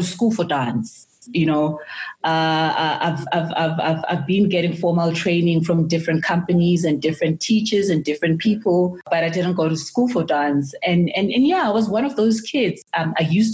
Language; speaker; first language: English; non-native, local second language; Zulu